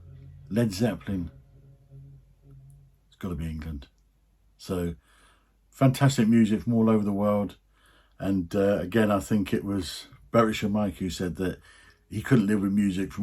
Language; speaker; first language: English; native; English